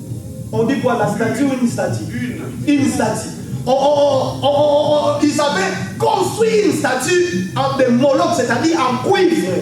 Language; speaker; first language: French; non-native, local second language; Lingala